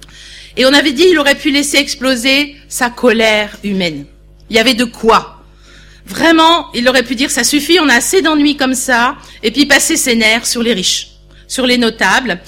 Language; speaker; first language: French; native; French